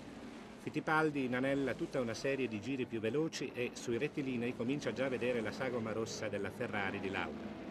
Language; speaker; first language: Italian; native; Italian